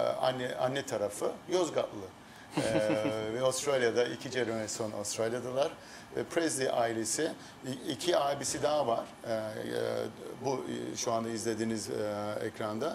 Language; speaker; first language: Turkish; early bilingual, heritage; Turkish